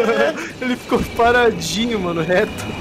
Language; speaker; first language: Portuguese; native; Portuguese